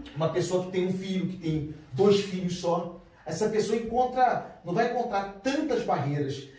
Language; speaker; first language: Portuguese; native; Portuguese